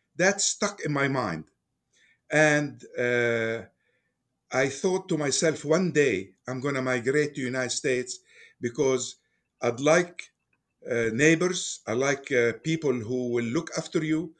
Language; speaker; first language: English; non-native, fluent; Arabic